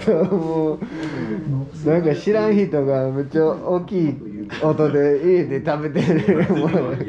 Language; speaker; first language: Japanese; non-native, fluent; English